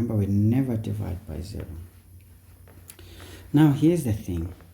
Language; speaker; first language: English; non-native, local second language; Xhosa